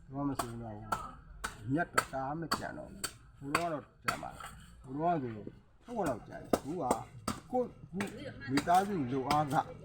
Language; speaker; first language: Burmese; native; Burmese